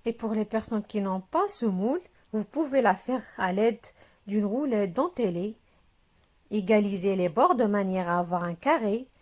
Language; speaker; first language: French; non-native, local second language; Arabic